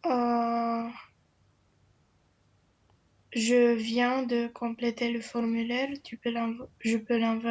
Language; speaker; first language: French; non-native, learner; Romanian